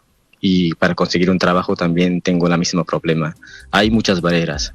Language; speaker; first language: Spanish; non-native, learner; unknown